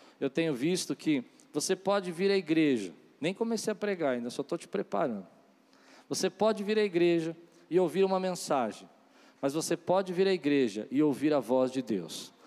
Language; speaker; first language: Portuguese; native; Portuguese